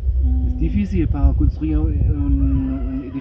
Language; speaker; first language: Spanish; non-native, learner; German